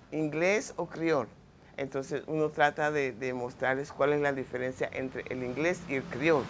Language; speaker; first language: Spanish; non-native, local second language; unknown